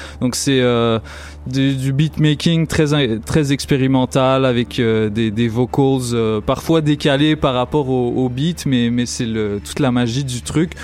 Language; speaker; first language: French; native; French